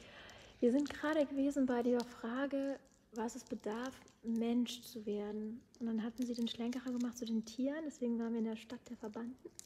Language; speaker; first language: German; native; German